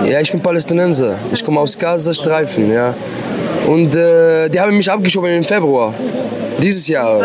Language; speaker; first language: German; non-native, learner; Arabic